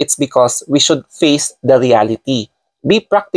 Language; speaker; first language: English; non-native, local second language; Filipino